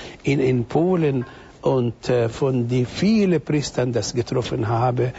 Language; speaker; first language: German; non-native, fluent; Arabic